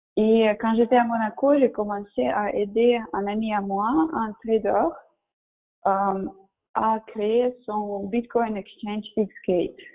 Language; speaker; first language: French; non-native, fluent; Russian